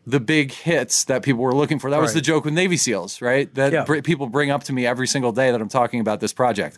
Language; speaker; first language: English; native; English